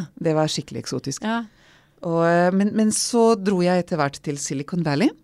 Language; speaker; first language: Norwegian; non-native, fluent; Hungarian